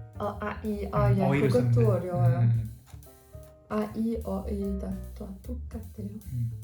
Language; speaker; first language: Korean; non-native, learner; English